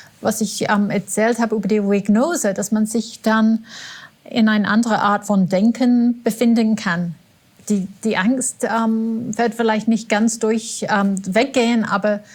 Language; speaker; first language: German; non-native, fluent; English